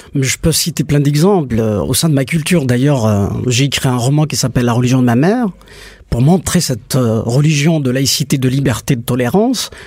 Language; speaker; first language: French; non-native, local second language; Kabyle